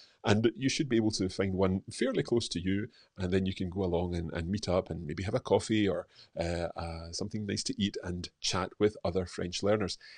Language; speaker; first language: English; native; English